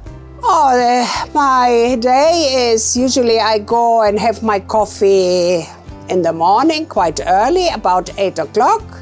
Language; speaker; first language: English; non-native, fluent; German